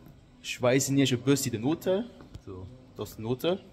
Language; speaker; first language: German; non-native, local second language; Luxembourgish